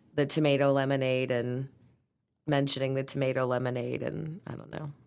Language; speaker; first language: English; native; English